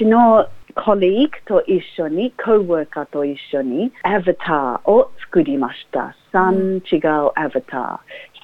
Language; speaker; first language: Japanese; non-native, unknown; English